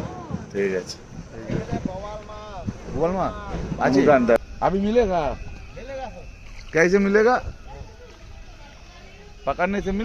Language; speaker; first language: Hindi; non-native, local second language; Bangla